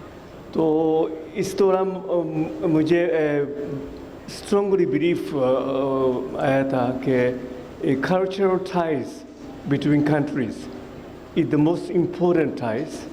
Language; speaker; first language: Hindi; non-native, fluent; Japanese